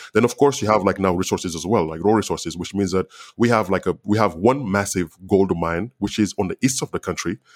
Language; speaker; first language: English; non-native, fluent; Wolof